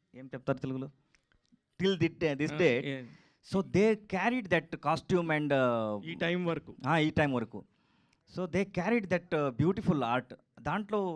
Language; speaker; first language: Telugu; non-native, learner; Kannada